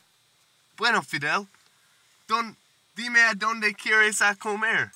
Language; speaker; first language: Spanish; non-native, learner; English